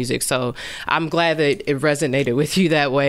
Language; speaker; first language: English; native; English